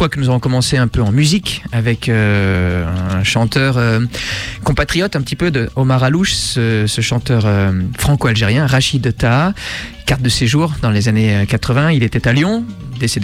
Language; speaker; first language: French; native; French